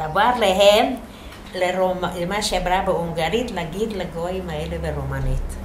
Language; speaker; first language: Hebrew; non-native, fluent; Yiddish